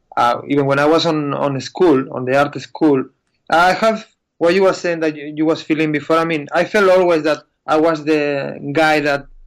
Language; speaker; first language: English; non-native, fluent; Spanish